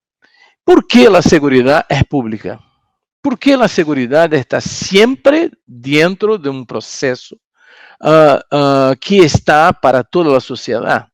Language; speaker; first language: Spanish; non-native, learner; Portuguese